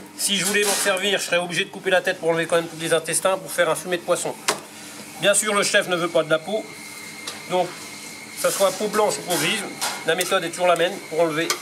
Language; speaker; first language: French; native; French